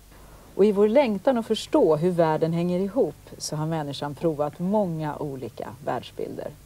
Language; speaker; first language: Swedish; native; Swedish